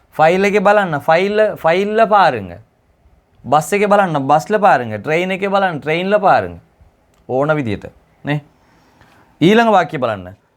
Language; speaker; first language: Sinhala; non-native, local second language; Tamil